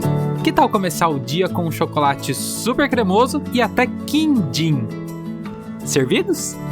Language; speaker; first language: Portuguese; native; Portuguese